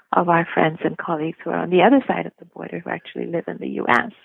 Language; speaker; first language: English; non-native, local second language; Gujarati